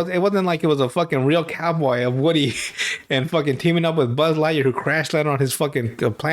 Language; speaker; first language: English; native; English